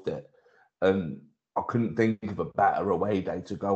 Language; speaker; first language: English; native; English